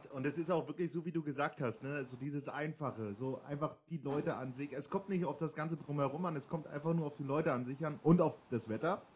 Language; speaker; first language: German; native; German